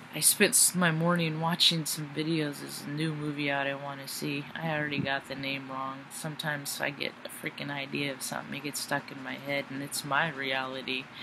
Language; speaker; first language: English; native; English